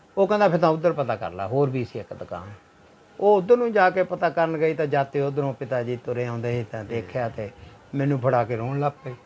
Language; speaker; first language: Punjabi; native; Punjabi